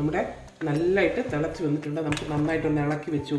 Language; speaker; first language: Malayalam; native; Malayalam